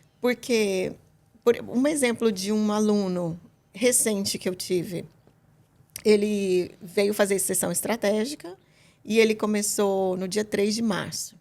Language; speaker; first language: Portuguese; native; Portuguese